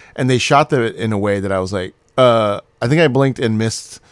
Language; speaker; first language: English; native; English